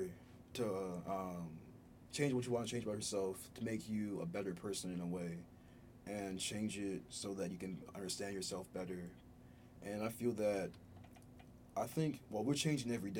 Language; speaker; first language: English; early bilingual, other home language; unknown